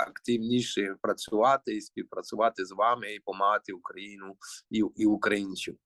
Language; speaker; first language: Ukrainian; early bilingual, heritage; Ukrainian